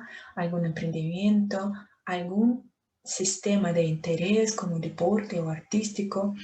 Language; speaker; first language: Spanish; non-native, fluent; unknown